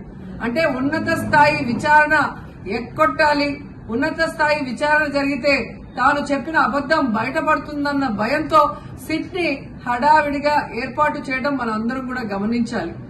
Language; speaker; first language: Telugu; native; Telugu